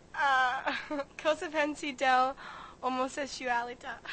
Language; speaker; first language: Italian; non-native, learner; English